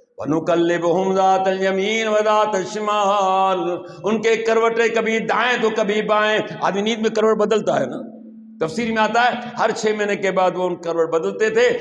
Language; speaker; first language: Urdu; non-native, local second language; Sindhi